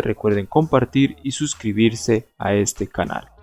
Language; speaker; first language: Spanish; native; Spanish